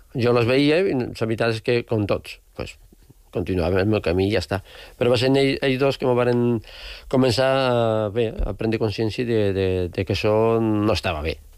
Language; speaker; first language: Catalan; non-native, local second language; Spanish